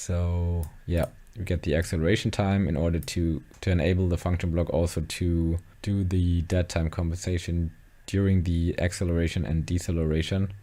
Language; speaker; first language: English; non-native, fluent; German